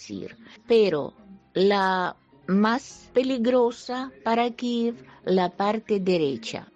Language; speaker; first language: Spanish; non-native, fluent; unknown